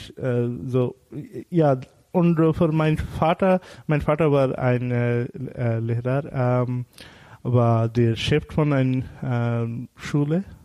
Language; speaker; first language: German; non-native, learner; Bangla